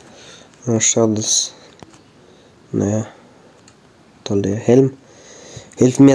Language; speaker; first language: German; native; German